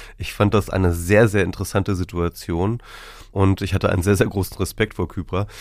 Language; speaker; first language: German; native; German